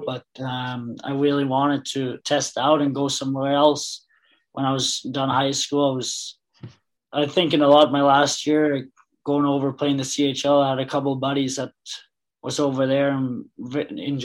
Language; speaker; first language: English; non-native, fluent; Danish